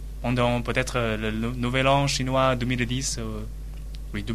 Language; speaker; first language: French; non-native, learner; Chinese